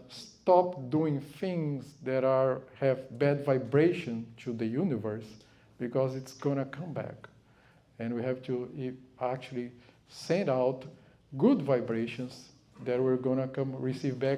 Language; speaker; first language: English; non-native, fluent; Portuguese